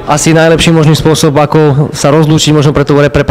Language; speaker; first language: Slovak; native; Slovak